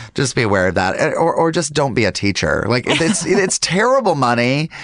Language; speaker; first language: English; native; English